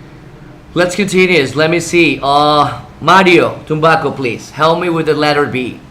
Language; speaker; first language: English; non-native, fluent; Spanish